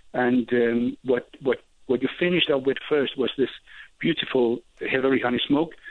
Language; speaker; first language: English; non-native, fluent; Danish